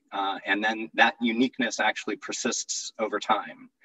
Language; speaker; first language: English; native; English